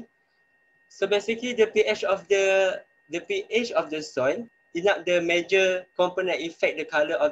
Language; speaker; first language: English; non-native, local second language; Malay